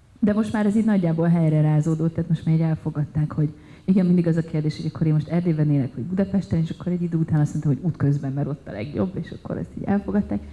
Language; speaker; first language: Hungarian; native; Hungarian